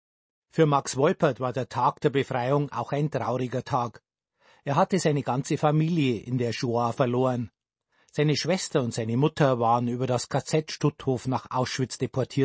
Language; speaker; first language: German; native; German